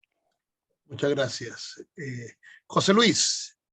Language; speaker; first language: Spanish; native; Spanish